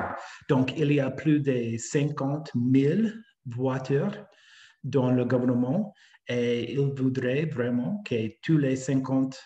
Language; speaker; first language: French; non-native, fluent; English